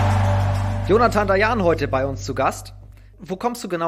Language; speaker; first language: German; native; German